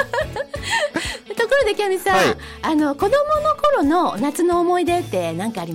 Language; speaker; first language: Japanese; native; Japanese